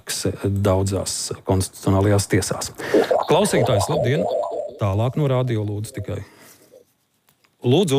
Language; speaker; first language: Latvian; native; Latvian